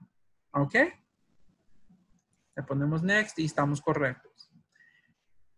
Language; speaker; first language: Spanish; early bilingual, heritage; Spanish